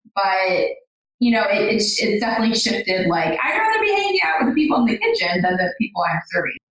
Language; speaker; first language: English; native; English